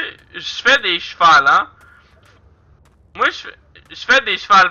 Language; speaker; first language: French; native; French